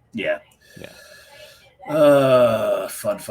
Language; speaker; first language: English; native; English